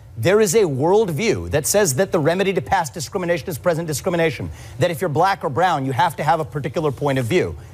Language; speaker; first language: English; early bilingual, other home language; Hindi